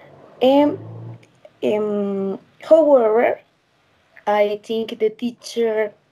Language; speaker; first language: English; non-native, learner; Spanish